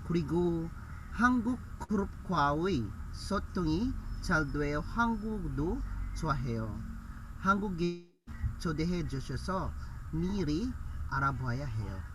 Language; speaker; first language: Korean; non-native, learner; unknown